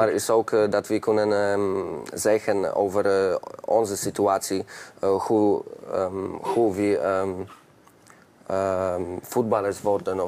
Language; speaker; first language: Dutch; non-native, learner; Polish